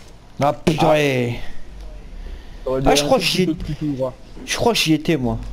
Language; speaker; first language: French; native; French